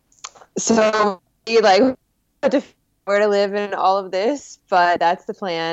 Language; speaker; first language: English; native; English